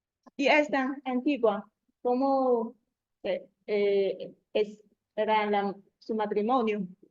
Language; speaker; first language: Spanish; non-native, learner; Chinese